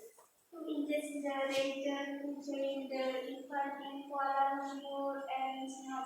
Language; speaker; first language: English; non-native, learner; Indonesian